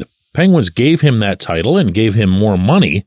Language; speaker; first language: English; native; English